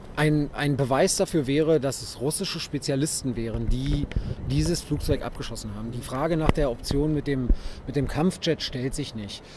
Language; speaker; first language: German; native; German